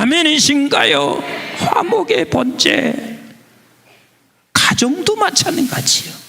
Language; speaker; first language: Korean; native; Korean